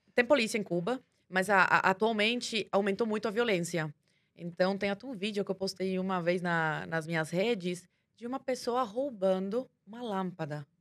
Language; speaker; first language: Portuguese; early bilingual, other home language; Spanish